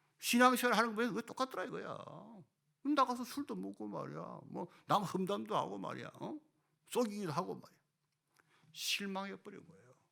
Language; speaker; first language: Korean; native; Korean